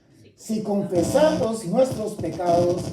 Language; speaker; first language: Spanish; native; Spanish